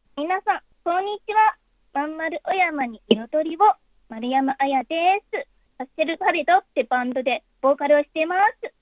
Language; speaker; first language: Japanese; non-native, learner; Chinese